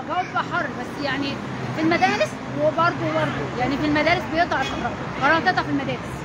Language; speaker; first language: Arabic; native; Arabic